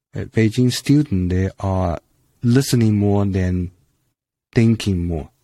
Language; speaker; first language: English; non-native, fluent; Chinese